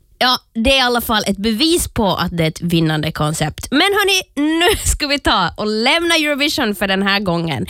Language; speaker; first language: Swedish; native; Swedish